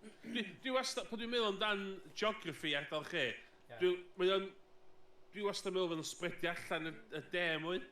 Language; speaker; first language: Welsh; native; Welsh